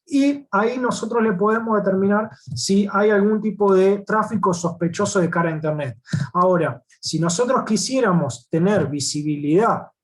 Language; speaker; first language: Spanish; native; Spanish